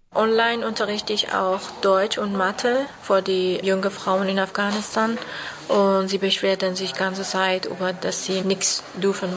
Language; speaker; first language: German; non-native, fluent; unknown